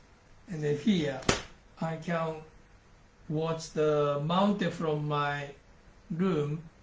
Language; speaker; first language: English; non-native, learner; Japanese